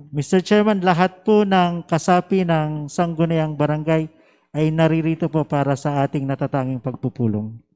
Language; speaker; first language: Filipino; native; Filipino